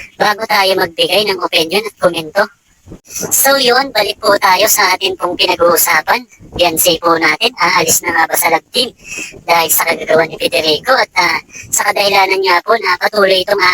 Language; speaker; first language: Filipino; native; Filipino